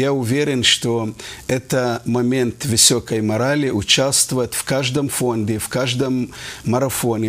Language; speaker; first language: Russian; non-native, fluent; Arabic